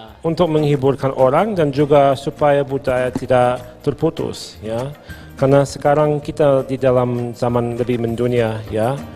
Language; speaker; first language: Indonesian; non-native, fluent; English